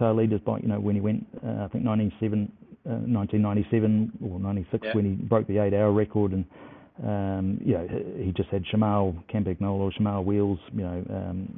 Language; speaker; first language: English; native; English